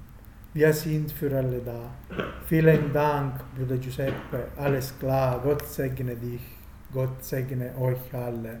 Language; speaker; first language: German; non-native, fluent; Italian